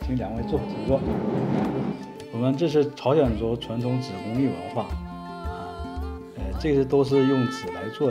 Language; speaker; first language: Chinese; non-native, local second language; Korean